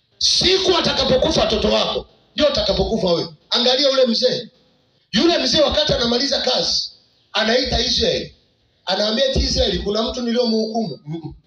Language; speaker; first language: Swahili; native; Swahili